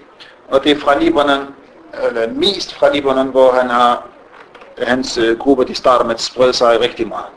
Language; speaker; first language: Danish; non-native, fluent; Arabic